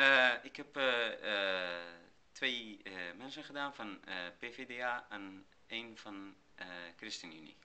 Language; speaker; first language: Dutch; non-native, learner; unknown